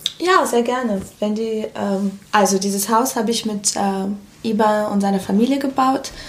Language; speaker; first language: German; early bilingual, other home language; Portuguese